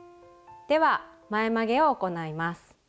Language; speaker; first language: Japanese; native; Japanese